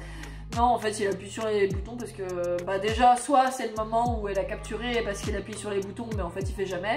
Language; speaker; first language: French; native; French